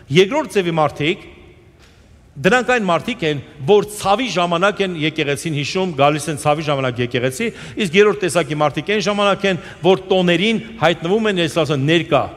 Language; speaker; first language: Armenian; native; Armenian